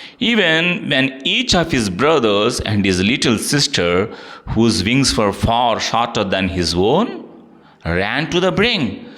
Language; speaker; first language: English; non-native, local second language; Telugu